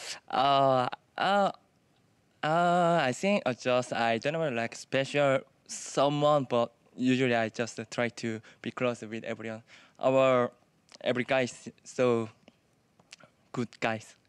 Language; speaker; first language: English; non-native, learner; Korean